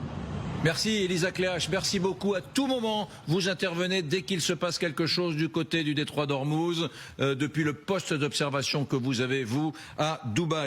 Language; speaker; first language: French; native; French